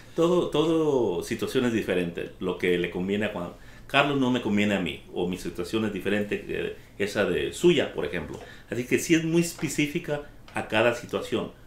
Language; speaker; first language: Spanish; early bilingual, heritage; Spanish